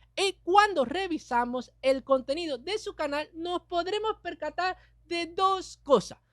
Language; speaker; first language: Spanish; native; Spanish